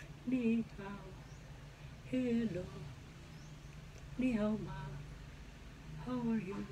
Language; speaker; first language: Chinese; non-native, learner; Cebuano